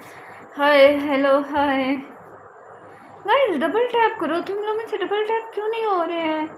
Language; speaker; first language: Urdu; non-native, local second language; Punjabi